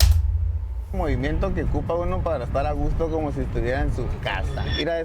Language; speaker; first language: Spanish; native; Spanish